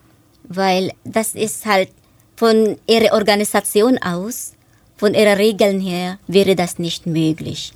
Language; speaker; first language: German; non-native, fluent; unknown